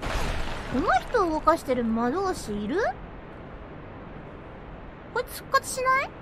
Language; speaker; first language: Japanese; native; Japanese